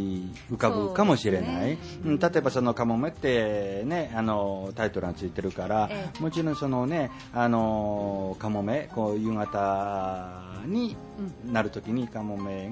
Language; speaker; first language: Japanese; native; Japanese